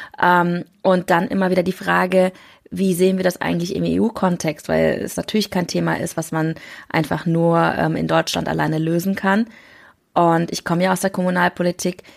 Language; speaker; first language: German; early bilingual, other home language; Korean